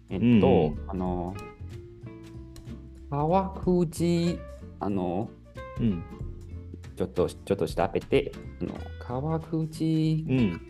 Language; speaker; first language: Japanese; non-native, learner; Chinese